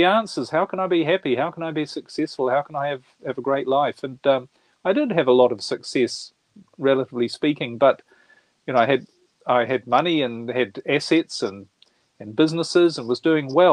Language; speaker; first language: English; native; English